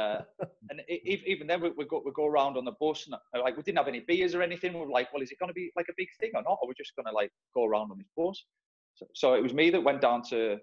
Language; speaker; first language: English; native; English